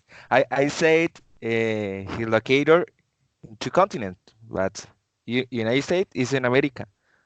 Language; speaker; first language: English; non-native, learner; Spanish